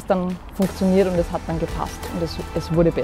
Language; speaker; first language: German; native; German